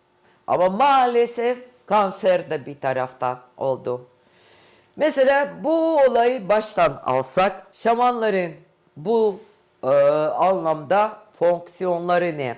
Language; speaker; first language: Turkish; non-native, fluent; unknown